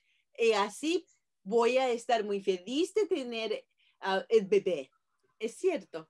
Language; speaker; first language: Spanish; non-native, fluent; Japanese